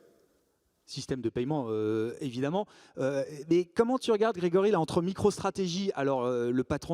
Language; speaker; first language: French; native; French